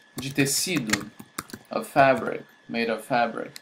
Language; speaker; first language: Portuguese; native; Portuguese